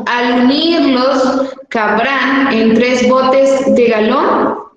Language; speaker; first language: Spanish; native; Spanish